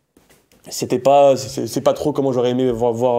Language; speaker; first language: French; native; French